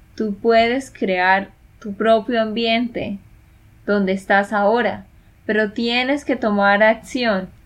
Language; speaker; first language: Spanish; native; Spanish